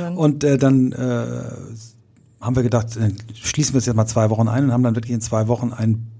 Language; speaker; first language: German; native; German